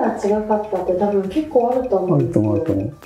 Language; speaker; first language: Japanese; native; Japanese